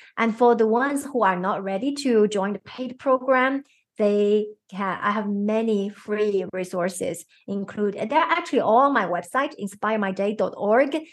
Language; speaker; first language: English; non-native, fluent; Chinese